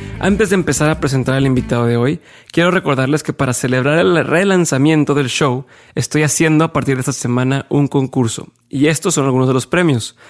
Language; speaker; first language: Spanish; native; Spanish